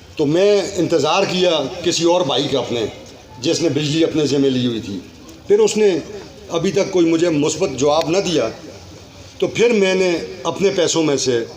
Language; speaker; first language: Urdu; non-native, local second language; Northern Hindko